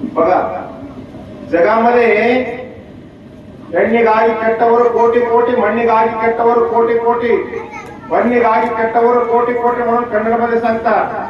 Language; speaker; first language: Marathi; non-native, local second language; Kannada